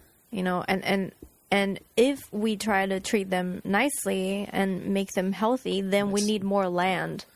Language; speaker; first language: English; non-native, fluent; Japanese